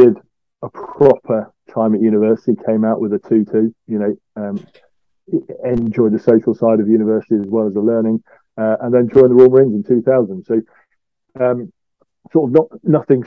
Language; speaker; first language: English; native; English